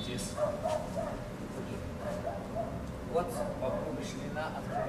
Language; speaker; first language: Russian; non-native, learner; Chinese